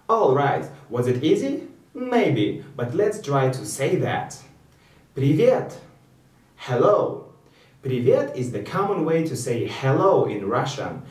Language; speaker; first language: English; non-native, fluent; Russian